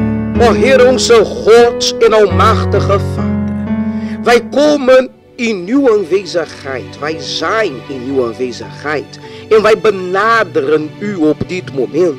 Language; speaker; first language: Dutch; non-native, fluent; Portuguese